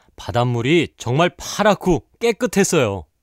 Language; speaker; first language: Korean; native; Korean